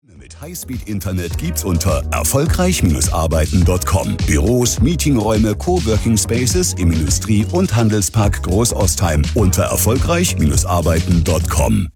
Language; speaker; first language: German; native; German